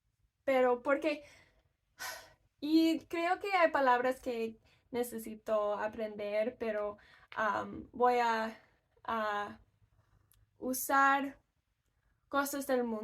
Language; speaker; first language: Spanish; non-native, learner; English